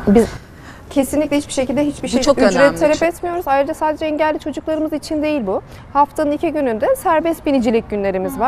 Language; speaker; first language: Turkish; native; Turkish